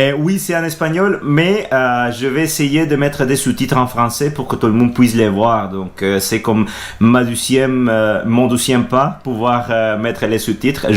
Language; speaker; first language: French; non-native, fluent; Spanish